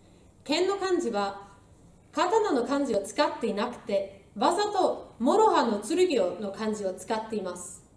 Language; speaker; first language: Japanese; non-native, learner; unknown